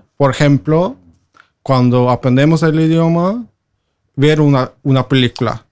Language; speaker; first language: Spanish; non-native, fluent; Norwegian